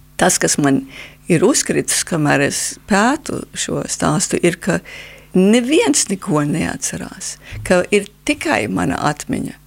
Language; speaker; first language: Latvian; early bilingual, heritage; Latvian